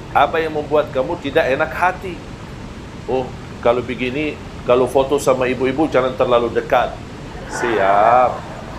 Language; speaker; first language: Malay; non-native, fluent; Arabic